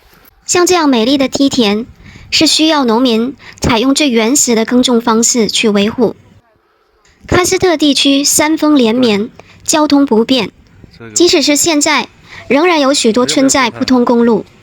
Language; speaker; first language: Chinese; native; Chinese